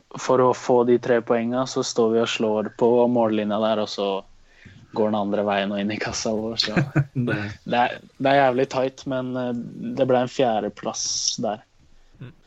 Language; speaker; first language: Norwegian; native; Norwegian